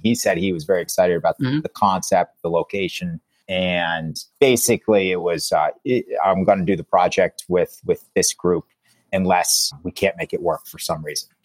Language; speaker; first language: English; native; English